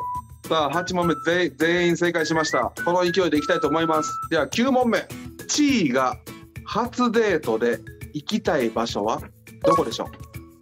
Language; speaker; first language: Japanese; native; Japanese